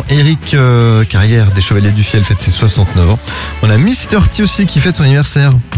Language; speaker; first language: French; native; French